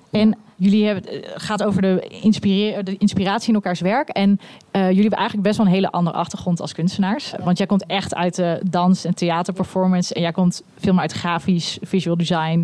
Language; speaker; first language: Dutch; native; Dutch